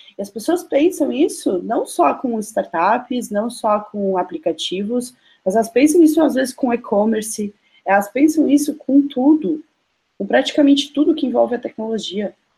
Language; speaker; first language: Portuguese; native; Portuguese